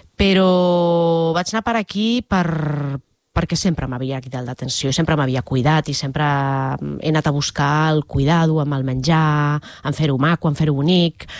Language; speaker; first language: Catalan; non-native, local second language; Spanish